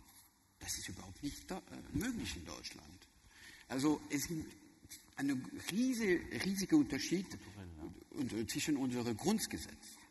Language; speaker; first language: German; non-native, learner; French